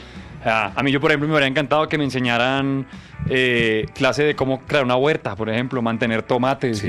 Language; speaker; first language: Spanish; native; Spanish